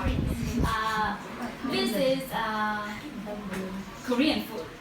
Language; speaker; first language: English; non-native, learner; Vietnamese